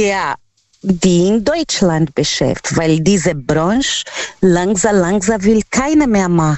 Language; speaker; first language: German; non-native, fluent; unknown